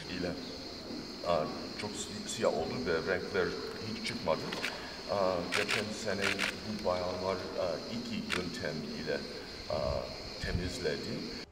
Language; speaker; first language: Turkish; non-native, fluent; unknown